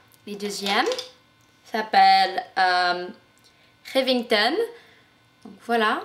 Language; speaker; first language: French; non-native, fluent; English